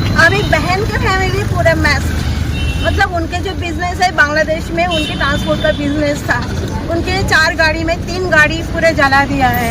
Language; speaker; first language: Hindi; non-native, local second language; Bangla